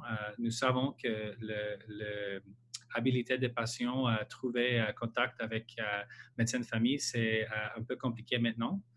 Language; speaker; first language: French; non-native, local second language; English